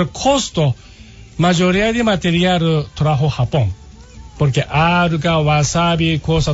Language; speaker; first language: Spanish; non-native, learner; Japanese